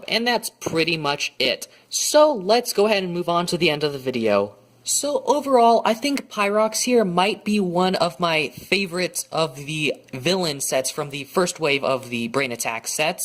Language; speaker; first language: English; native; English